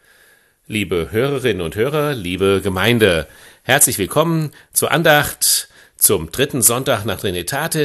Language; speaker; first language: German; native; German